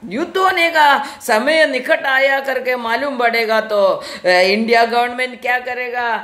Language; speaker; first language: Hindi; non-native, local second language; Malayalam